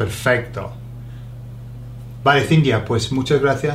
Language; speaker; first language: Spanish; non-native, learner; English